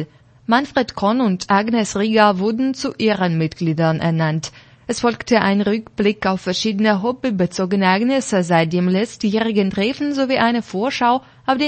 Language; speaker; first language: German; non-native, fluent; Russian